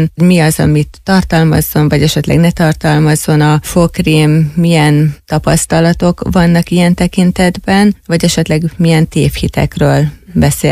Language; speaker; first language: Hungarian; native; Hungarian